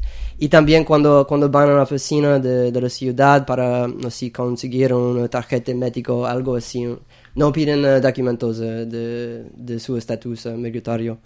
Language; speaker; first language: Spanish; non-native, fluent; English